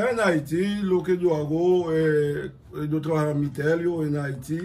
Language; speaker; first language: Spanish; non-native, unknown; Haitian Creole